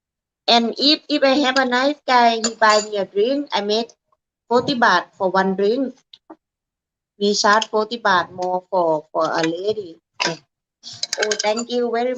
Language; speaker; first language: English; non-native, learner; Thai